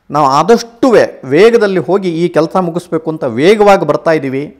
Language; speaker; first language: Kannada; native; Kannada